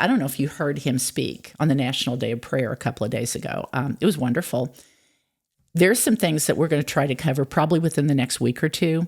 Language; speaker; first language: English; native; English